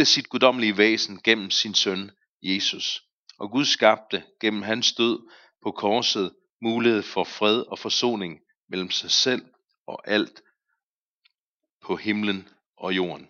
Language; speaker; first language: Danish; native; Danish